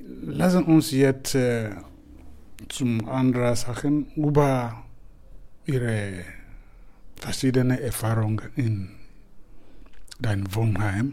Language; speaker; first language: German; non-native, learner; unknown